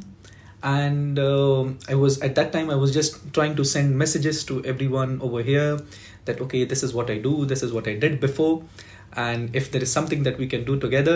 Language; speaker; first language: English; non-native, local second language; Marathi